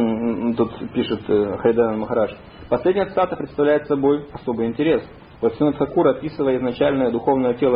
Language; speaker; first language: Russian; native; Russian